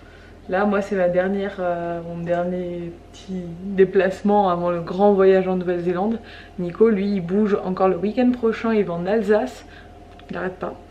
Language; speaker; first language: French; native; French